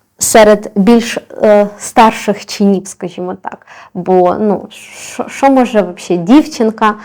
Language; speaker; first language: Ukrainian; native; Ukrainian